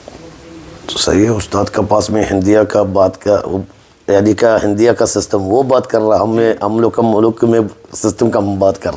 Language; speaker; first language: Hindi; non-native, learner; Arabic